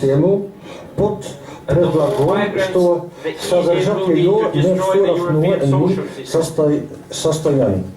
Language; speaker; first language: Russian; non-native, learner; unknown